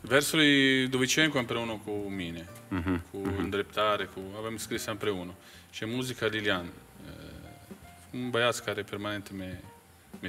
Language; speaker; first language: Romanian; non-native, fluent; Italian